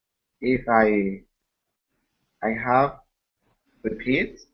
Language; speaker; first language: English; non-native, learner; Spanish